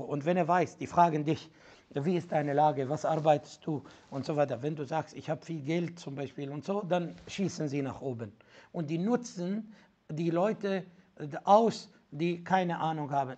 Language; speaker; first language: German; non-native, fluent; Arabic